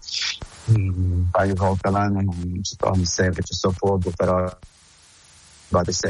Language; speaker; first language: Italian; non-native, fluent; Portuguese